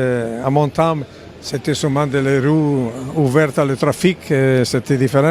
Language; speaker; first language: French; non-native, learner; Italian